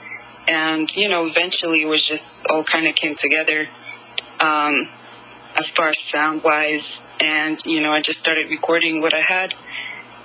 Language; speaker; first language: English; non-native, fluent; Russian